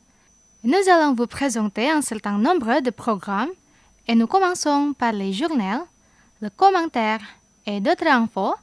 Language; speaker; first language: French; non-native, fluent; Indonesian